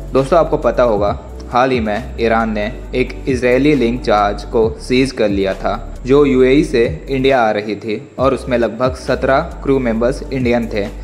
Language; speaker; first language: Hindi; native; Hindi